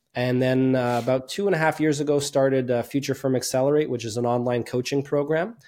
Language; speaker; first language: English; native; English